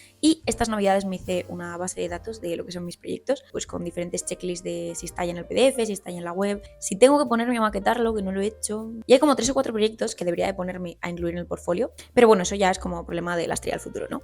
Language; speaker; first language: Spanish; native; Spanish